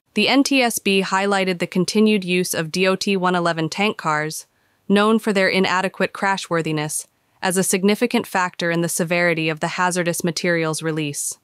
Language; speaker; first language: English; native; English